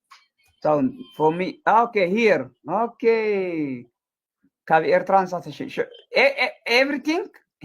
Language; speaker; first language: English; non-native, learner; Tigrinya